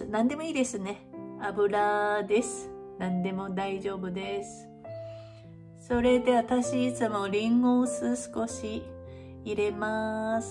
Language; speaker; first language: Japanese; non-native, fluent; Chinese